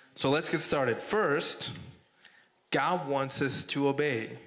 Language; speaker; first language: English; non-native, fluent; Spanish